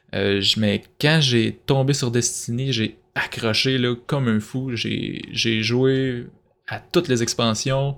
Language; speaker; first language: French; native; French